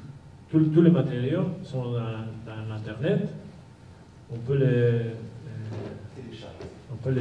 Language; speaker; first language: French; non-native, fluent; Basque